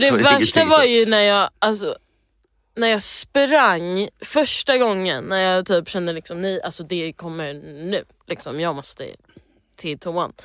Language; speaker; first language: Swedish; early bilingual, heritage; English